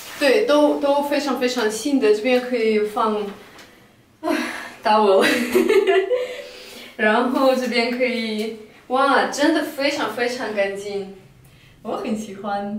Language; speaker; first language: Chinese; non-native, fluent; Russian